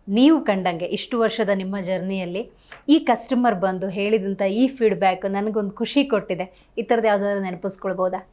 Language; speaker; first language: Kannada; native; Kannada